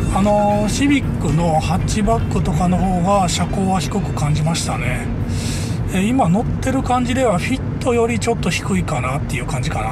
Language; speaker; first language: Japanese; native; Japanese